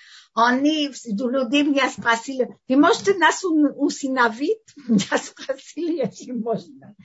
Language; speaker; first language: Russian; non-native, fluent; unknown